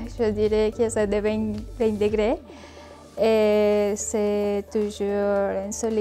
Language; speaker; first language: French; non-native, learner; Spanish